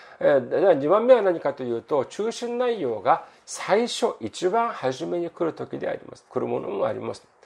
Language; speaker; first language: Japanese; non-native, fluent; Korean